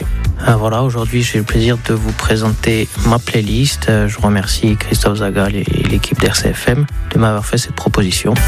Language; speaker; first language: French; native; French